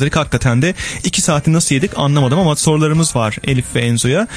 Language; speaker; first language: Turkish; native; Turkish